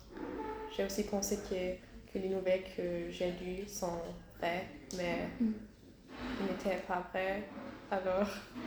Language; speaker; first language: French; non-native, learner; German